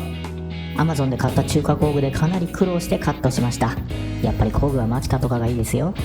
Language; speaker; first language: Japanese; native; Japanese